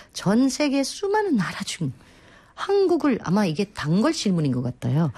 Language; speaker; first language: Korean; non-native, fluent; Filipino